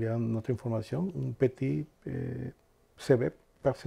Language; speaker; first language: French; non-native, fluent; Spanish